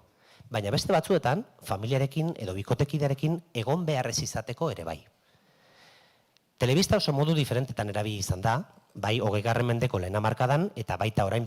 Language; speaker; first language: Basque; native; Basque